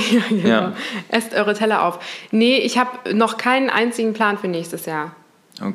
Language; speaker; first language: German; native; German